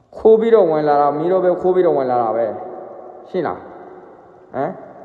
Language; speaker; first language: Burmese; non-native, local second language; Rohingya